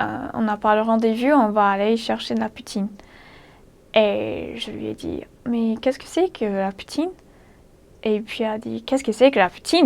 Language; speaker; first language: French; non-native, fluent; English